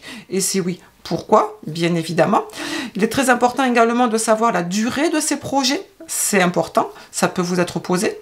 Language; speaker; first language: French; native; French